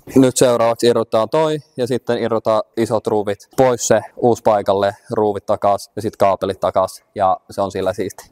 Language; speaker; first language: Finnish; early bilingual, heritage; Finnish